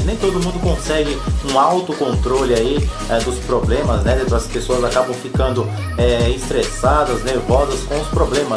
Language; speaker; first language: Portuguese; native; Portuguese